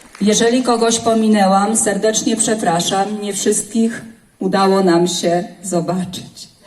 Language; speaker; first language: Polish; native; Polish